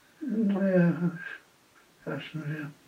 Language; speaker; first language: German; non-native, fluent; Polish